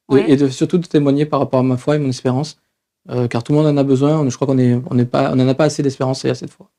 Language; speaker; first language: French; native; French